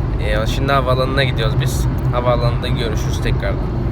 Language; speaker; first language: Turkish; native; Turkish